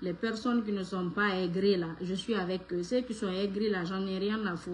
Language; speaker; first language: French; non-native, local second language; Fula